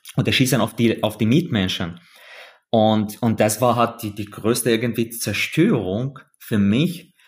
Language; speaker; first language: German; non-native, fluent; Arabic